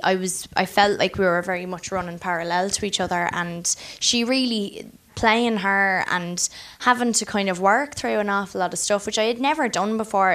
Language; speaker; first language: English; native; English